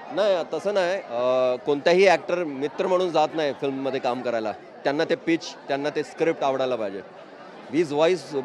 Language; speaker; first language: Marathi; non-native, local second language; Malayalam